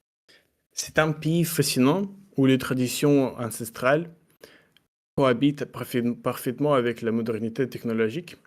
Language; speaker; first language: French; non-native, learner; Russian